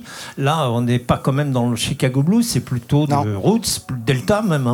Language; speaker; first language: French; native; French